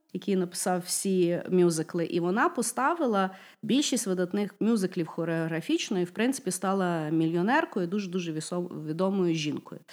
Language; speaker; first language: Ukrainian; non-native, local second language; Russian